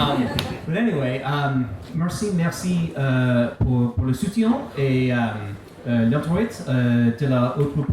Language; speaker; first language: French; non-native, learner; English